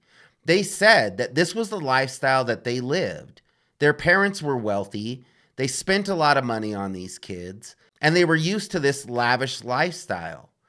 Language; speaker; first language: English; native; English